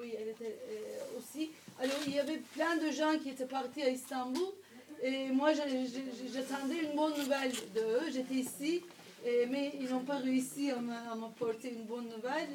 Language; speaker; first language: French; non-native, fluent; Turkish